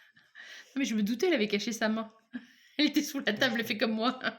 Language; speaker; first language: French; native; French